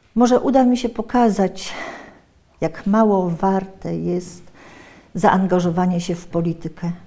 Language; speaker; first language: Polish; native; Polish